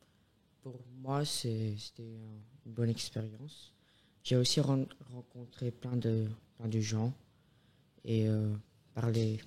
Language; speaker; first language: French; non-native, fluent; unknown